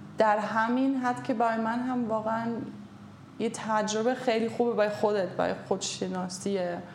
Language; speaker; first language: Persian; non-native, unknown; German